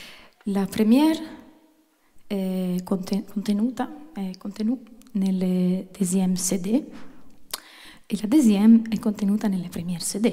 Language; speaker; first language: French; non-native, learner; Italian